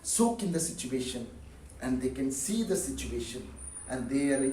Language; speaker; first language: English; non-native, local second language; Kannada